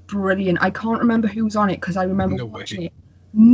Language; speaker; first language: English; native; English